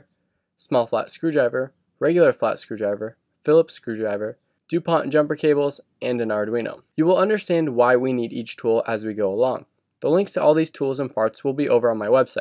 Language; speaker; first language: English; native; English